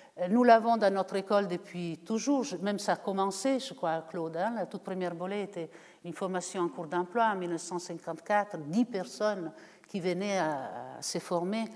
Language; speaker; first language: French; non-native, fluent; Italian